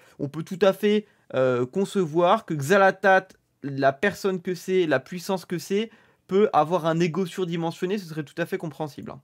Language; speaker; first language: French; native; French